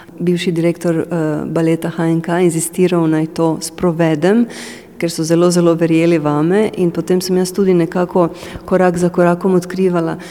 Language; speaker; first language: Slovenian; non-native, fluent; Romanian